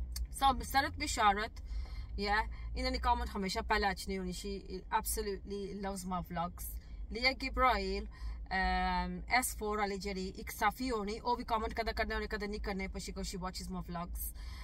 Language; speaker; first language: English; early bilingual, other home language; Punjabi